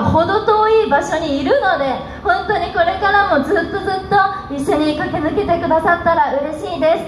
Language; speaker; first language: Japanese; native; Japanese